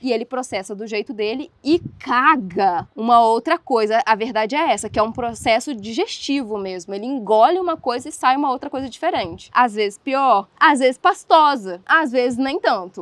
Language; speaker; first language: Portuguese; native; Portuguese